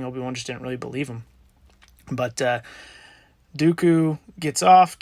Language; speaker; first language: English; native; English